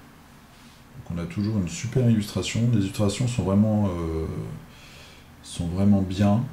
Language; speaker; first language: French; native; French